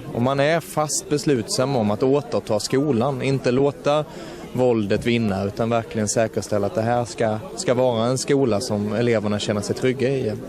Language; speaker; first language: Swedish; native; Swedish